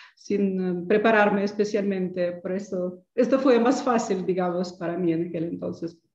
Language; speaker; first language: Spanish; non-native, fluent; Ukrainian